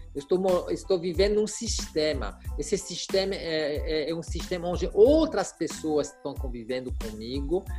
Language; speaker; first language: Portuguese; non-native, fluent; French